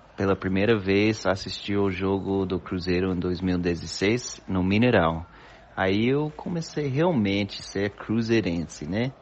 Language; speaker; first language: Portuguese; non-native, fluent; English